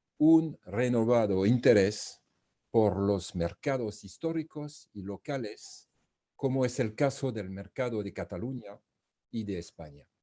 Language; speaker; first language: Spanish; non-native, fluent; French